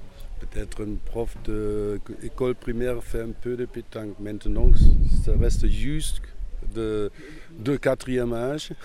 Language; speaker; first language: French; non-native, learner; German